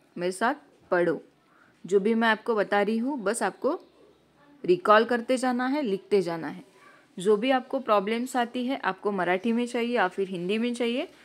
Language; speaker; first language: Hindi; non-native, local second language; Marathi